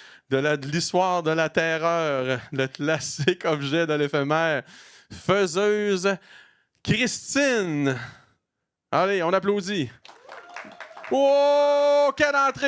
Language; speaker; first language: French; native; French